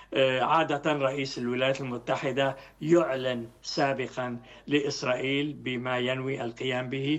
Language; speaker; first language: Arabic; native; Arabic